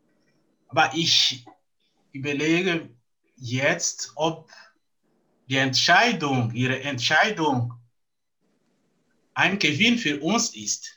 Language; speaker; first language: German; non-native, fluent; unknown